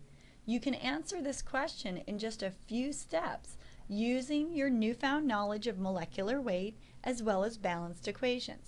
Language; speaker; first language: English; native; English